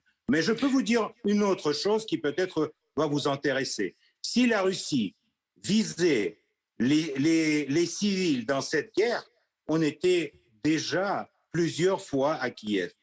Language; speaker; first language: French; non-native, fluent; Russian